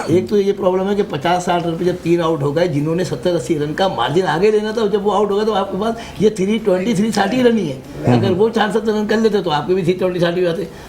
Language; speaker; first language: Urdu; native; Urdu